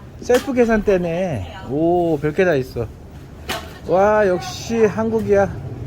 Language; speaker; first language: Korean; native; Korean